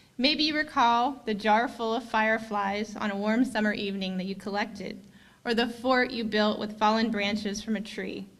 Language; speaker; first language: English; native; English